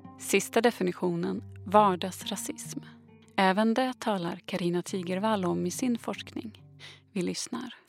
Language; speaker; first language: Swedish; native; Swedish